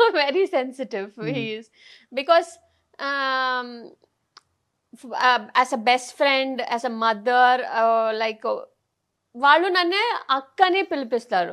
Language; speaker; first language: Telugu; non-native, local second language; Tamil